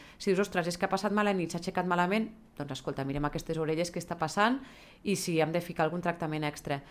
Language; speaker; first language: Catalan; native; Catalan